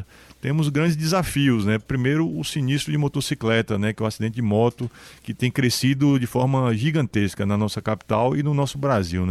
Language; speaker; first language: Portuguese; native; Portuguese